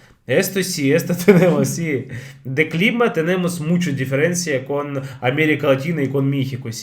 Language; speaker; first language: Spanish; non-native, fluent; Russian